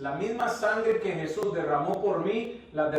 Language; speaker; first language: Spanish; native; Spanish